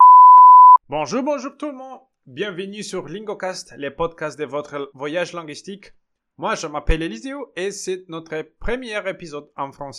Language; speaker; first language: French; non-native, fluent; Portuguese